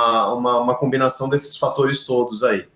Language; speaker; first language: Portuguese; native; Portuguese